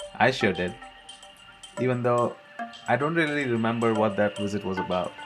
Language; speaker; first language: English; non-native, local second language; Hindi